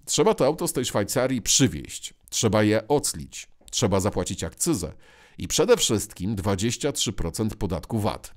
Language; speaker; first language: Polish; native; Polish